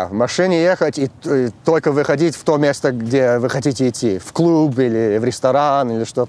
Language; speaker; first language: Russian; early bilingual, heritage; English